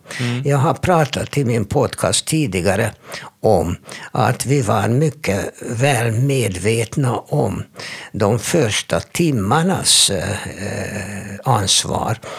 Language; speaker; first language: Swedish; non-native, fluent; Hungarian